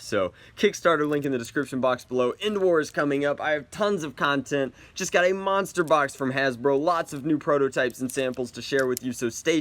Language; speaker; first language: English; native; English